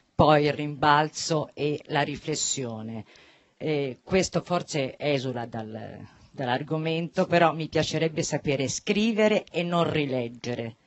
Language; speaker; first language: Italian; native; Italian